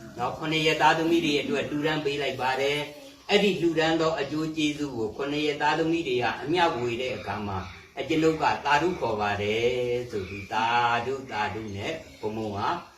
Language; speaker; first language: Burmese; native; Burmese